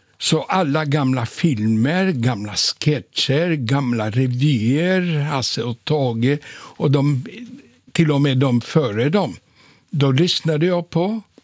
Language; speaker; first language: Swedish; non-native, fluent; Polish